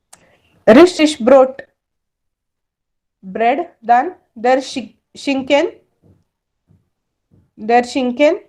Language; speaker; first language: German; non-native, fluent; Hindi